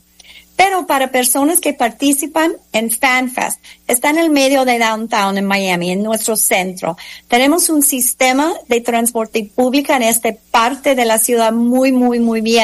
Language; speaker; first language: Spanish; non-native, fluent; English